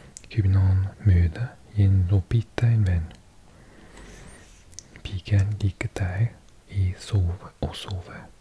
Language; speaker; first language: Swedish; non-native, learner; Welsh